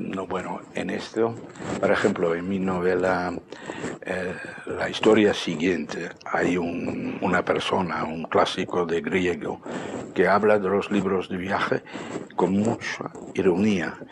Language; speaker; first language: Spanish; non-native, fluent; Dutch